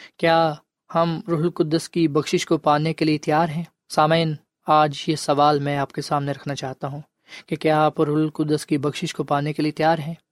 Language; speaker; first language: Urdu; non-native, local second language; Punjabi